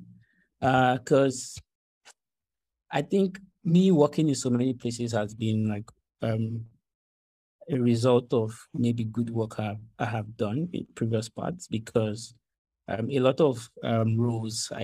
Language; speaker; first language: English; non-native, local second language; Ibibio